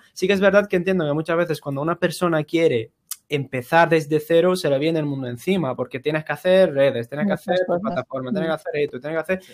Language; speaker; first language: Spanish; native; Spanish